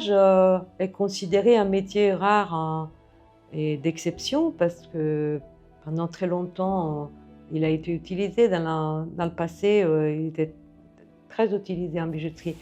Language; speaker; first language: French; non-native, fluent; Italian